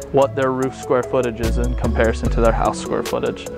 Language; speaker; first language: English; native; English